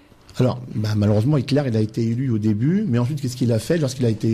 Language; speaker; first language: French; native; French